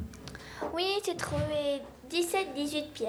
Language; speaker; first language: French; early bilingual, heritage; French